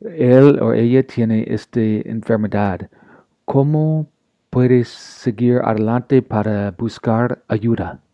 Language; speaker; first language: Spanish; non-native, learner; English